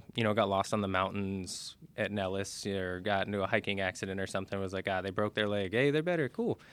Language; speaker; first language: English; native; English